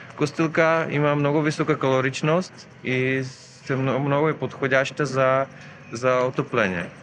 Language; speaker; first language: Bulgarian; non-native, fluent; Czech